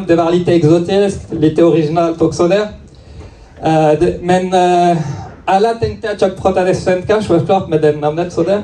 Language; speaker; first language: Swedish; non-native, learner; French